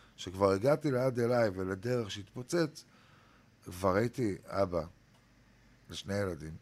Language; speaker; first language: Hebrew; native; Hebrew